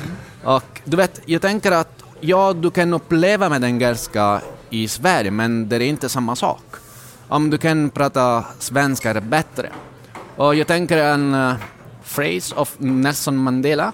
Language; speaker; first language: Swedish; non-native, learner; Italian